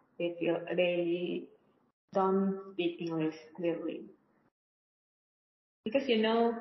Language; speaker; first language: English; non-native, learner; Indonesian